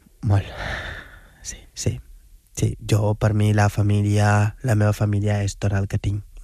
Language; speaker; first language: Catalan; non-native, fluent; Wolof